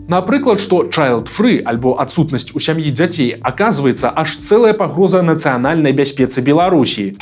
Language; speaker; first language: Belarusian; native; Belarusian